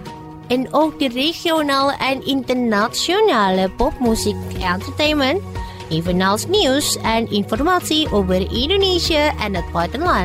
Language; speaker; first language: Dutch; non-native, fluent; Indonesian